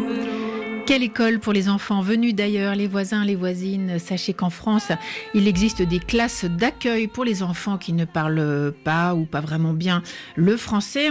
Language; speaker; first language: French; native; French